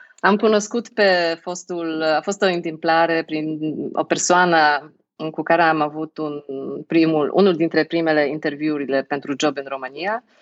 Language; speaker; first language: Romanian; non-native, fluent; Polish